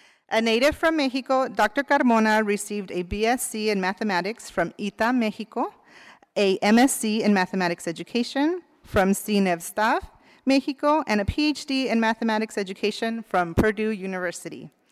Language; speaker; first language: English; early bilingual, other home language; Spanish